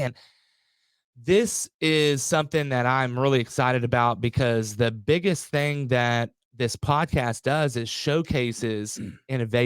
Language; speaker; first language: English; native; English